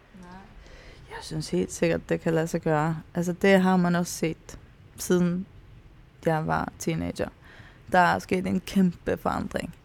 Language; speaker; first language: Danish; non-native, local second language; Faroese